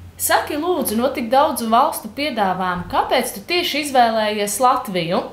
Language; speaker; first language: Latvian; native; Latvian